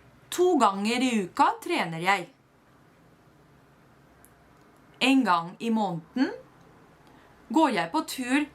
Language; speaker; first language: Norwegian; non-native, fluent; Spanish